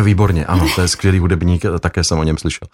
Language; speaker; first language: Czech; native; Czech